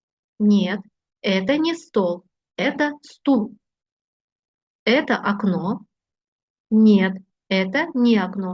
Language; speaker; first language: Russian; non-native, fluent; Uzbek